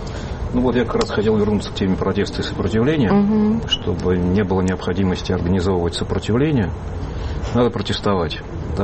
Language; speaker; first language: Russian; native; Russian